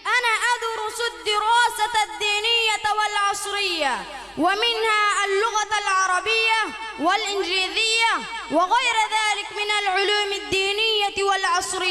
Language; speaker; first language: Arabic; non-native, learner; Urdu